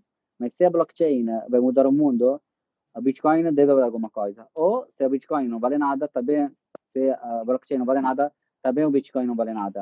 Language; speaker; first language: Portuguese; non-native, fluent; Italian